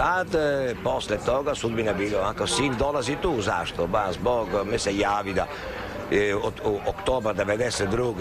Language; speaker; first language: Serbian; non-native, learner; Italian